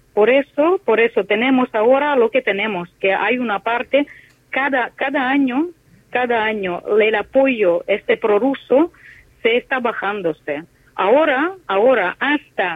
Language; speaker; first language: Spanish; non-native, fluent; Ukrainian